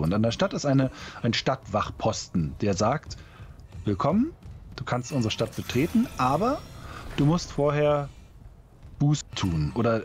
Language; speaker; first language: German; native; German